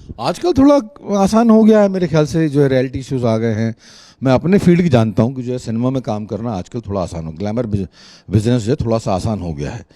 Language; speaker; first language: Hindi; native; Hindi